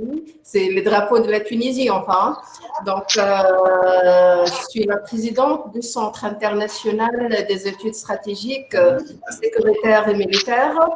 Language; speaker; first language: French; non-native, local second language; Arabic